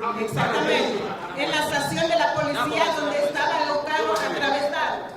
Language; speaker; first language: Spanish; non-native, fluent; Haitian Creole